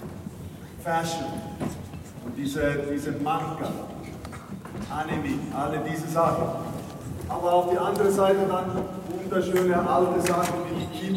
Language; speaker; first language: German; non-native, fluent; Icelandic